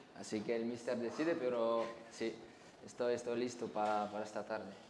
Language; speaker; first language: Spanish; non-native, learner; French